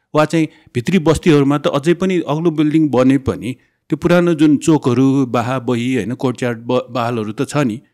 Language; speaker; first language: Nepali; non-native, local second language; Newari